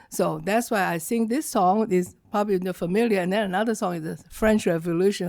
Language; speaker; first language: English; non-native, learner; Chinese